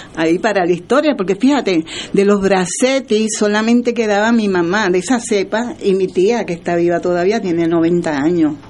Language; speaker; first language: Spanish; native; Spanish